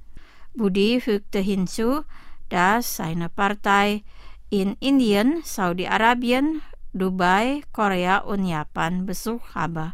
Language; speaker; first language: German; non-native, fluent; Indonesian